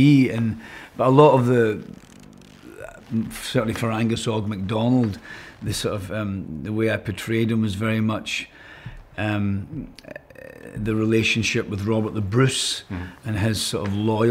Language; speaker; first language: English; native; English